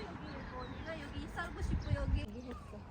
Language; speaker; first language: Korean; non-native, learner; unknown